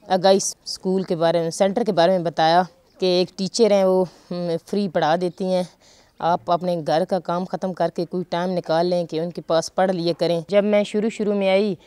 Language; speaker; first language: Urdu; non-native, local second language; Punjabi